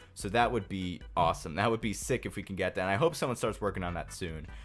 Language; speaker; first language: English; native; English